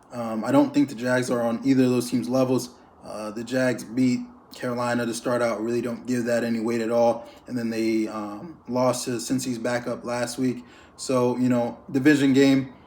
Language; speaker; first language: English; native; English